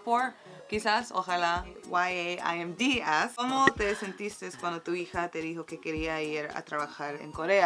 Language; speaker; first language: Spanish; early bilingual, heritage; Spanish